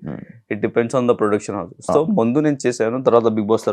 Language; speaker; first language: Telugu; non-native, learner; Hindi